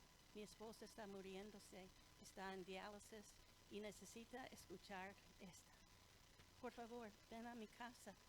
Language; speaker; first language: Spanish; non-native, fluent; English